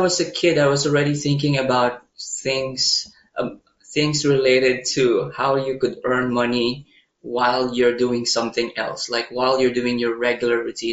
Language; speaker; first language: English; non-native, local second language; Filipino